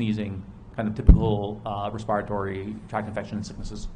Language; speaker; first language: English; native; English